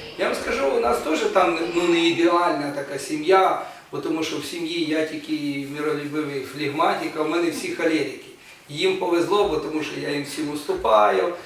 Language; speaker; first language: Ukrainian; non-native, local second language; Russian